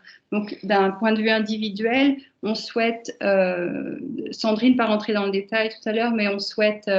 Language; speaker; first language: French; native; French